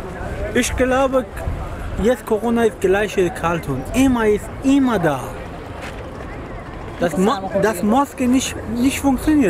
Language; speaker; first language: German; non-native, learner; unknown